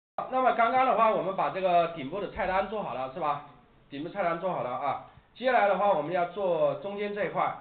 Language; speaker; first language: Chinese; native; Chinese